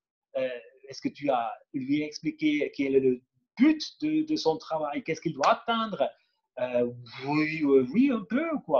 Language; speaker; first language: French; non-native, fluent; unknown